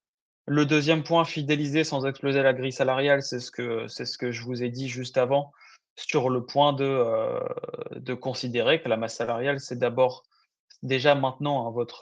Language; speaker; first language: French; native; French